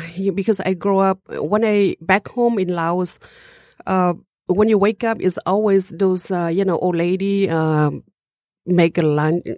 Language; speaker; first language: English; non-native, learner; Hmong